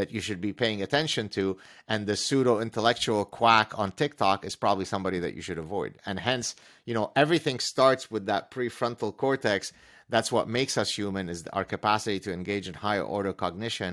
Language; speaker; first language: English; non-native, fluent; Arabic